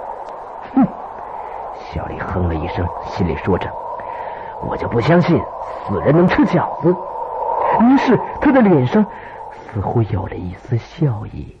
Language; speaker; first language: Chinese; native; Chinese